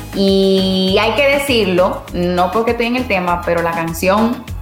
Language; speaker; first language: Spanish; native; Spanish